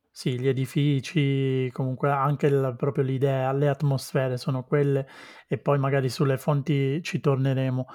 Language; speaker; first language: Italian; native; Italian